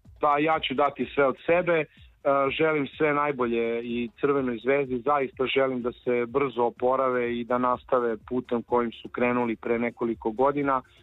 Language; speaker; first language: Serbian; native; Serbian